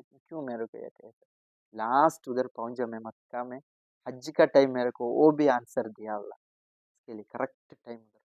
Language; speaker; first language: Hindi; non-native, local second language; Malayalam